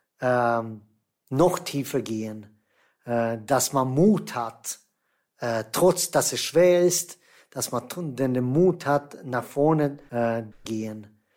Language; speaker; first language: German; non-native, fluent; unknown